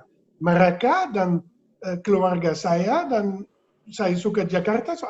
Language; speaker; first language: Indonesian; non-native, fluent; Dutch